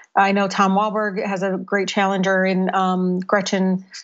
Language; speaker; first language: English; native; English